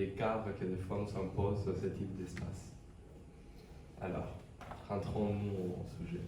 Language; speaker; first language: French; non-native, fluent; Spanish